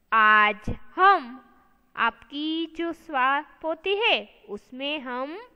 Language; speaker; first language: Hindi; non-native, local second language; Gujarati